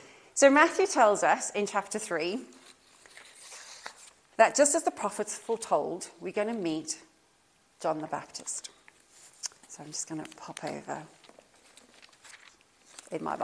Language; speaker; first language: English; native; English